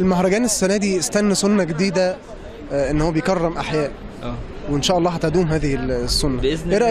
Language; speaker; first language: Arabic; native; Arabic